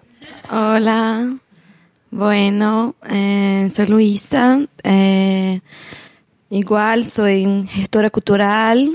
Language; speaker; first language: Spanish; non-native, learner; Portuguese